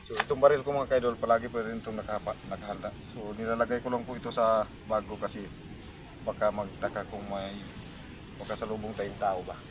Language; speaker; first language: Filipino; non-native, local second language; Cebuano